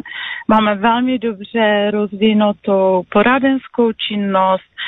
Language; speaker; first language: Czech; non-native, local second language; Polish